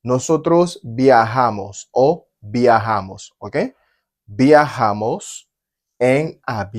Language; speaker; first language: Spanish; non-native, learner; Haitian Creole